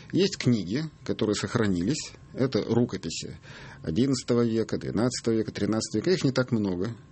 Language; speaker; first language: Russian; native; Russian